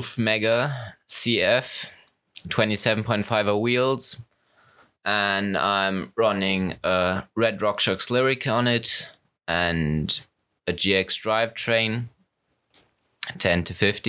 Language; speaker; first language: English; non-native, fluent; German